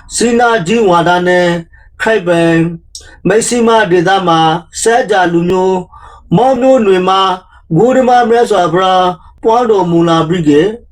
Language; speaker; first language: Burmese; native; Burmese